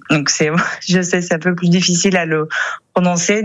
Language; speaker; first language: French; non-native, fluent; Romanian